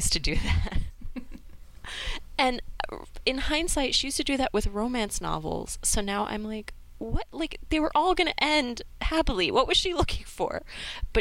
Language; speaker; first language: English; native; English